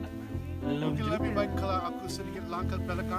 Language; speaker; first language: Indonesian; non-native, learner; English